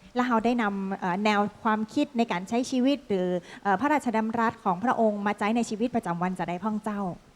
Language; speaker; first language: Thai; native; Thai